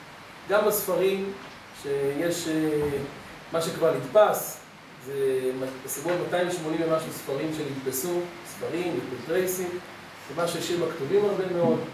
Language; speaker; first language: Hebrew; native; Hebrew